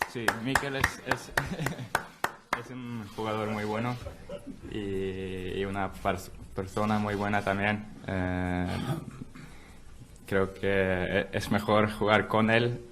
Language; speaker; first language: Spanish; non-native, fluent; Norwegian